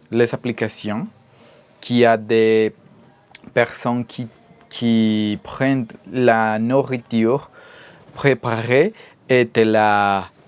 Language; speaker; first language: French; non-native, learner; Spanish